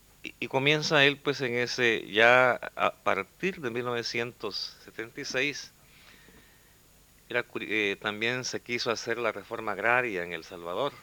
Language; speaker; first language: Spanish; native; Spanish